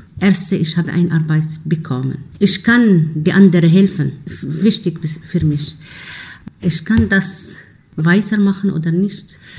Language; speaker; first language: German; non-native, learner; Arabic